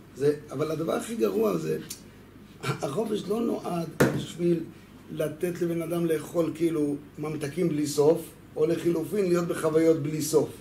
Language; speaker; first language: Hebrew; non-native, fluent; French